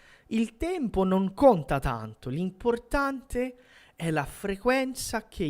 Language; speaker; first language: Italian; non-native, fluent; Portuguese